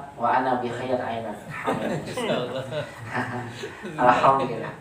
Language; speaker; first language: Arabic; non-native, fluent; Indonesian